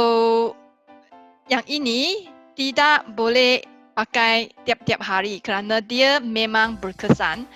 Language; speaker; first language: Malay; non-native, local second language; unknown